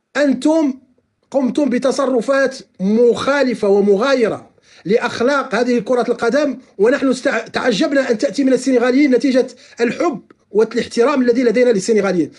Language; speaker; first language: Arabic; native; Arabic